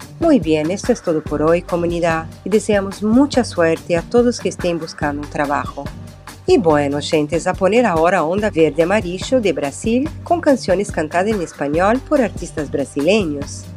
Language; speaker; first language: Spanish; non-native, fluent; Portuguese